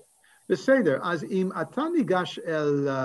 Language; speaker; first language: Hebrew; non-native, fluent; English